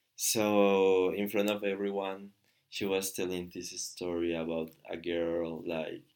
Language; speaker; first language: English; non-native, fluent; Spanish